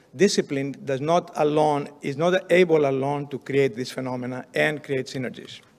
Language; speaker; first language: English; non-native, fluent; Greek